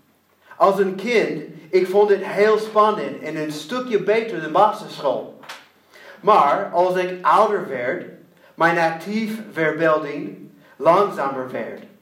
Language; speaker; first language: Dutch; non-native, learner; English